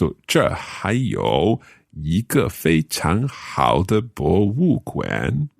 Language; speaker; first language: Chinese; non-native, learner; English